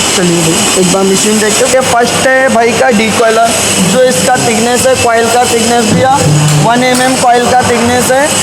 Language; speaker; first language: Hindi; native; Hindi